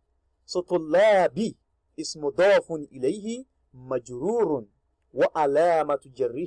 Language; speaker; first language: Arabic; non-native, fluent; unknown